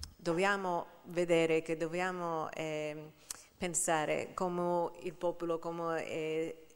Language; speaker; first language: Italian; non-native, learner; English